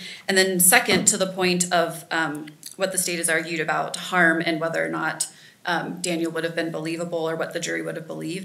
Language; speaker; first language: English; native; English